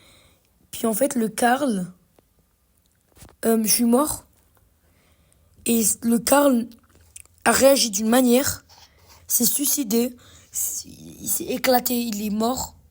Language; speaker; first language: French; native; French